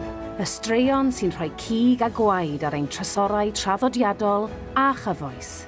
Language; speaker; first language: Welsh; native; Welsh